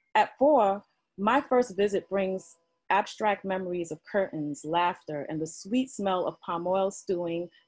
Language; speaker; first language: English; native; English